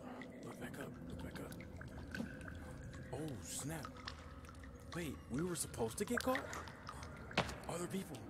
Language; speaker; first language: English; native; English